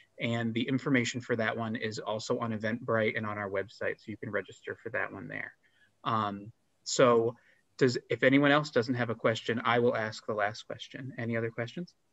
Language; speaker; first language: English; native; English